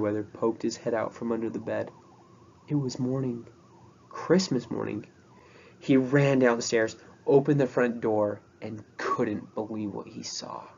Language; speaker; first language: English; native; English